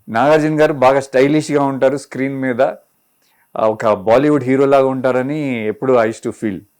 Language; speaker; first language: Telugu; native; Telugu